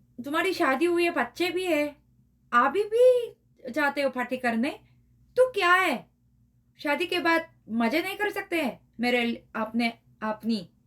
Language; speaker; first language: Hindi; non-native, learner; Korean